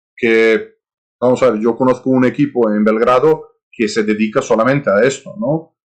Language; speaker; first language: Spanish; non-native, fluent; Serbian